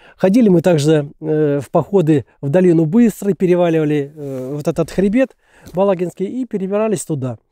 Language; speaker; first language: Russian; native; Russian